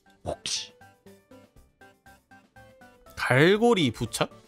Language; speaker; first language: Korean; native; Korean